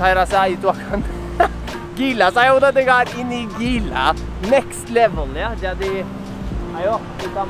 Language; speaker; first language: Indonesian; non-native, fluent; Norwegian